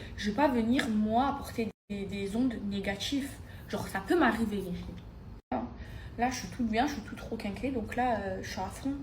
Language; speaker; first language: French; native; French